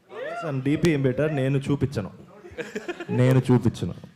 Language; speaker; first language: Telugu; native; Telugu